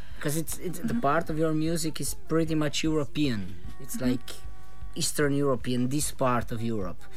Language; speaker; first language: English; non-native, fluent; Slovenian